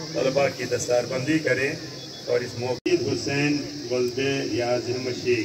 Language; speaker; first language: Urdu; non-native, local second language; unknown